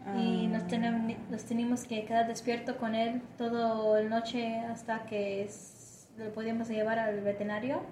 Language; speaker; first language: Spanish; early bilingual, heritage; Spanish